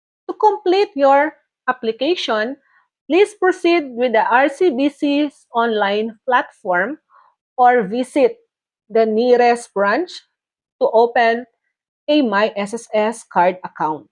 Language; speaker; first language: English; non-native, local second language; Filipino